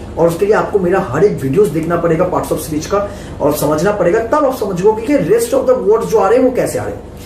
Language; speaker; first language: Hindi; non-native, local second language; Bangla